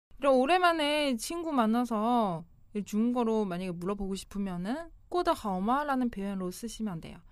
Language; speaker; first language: Korean; non-native, fluent; Chinese